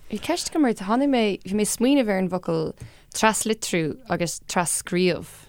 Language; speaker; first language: Irish; non-native, local second language; English